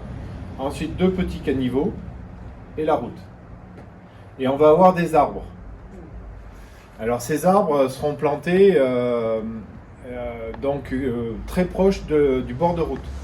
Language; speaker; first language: French; native; French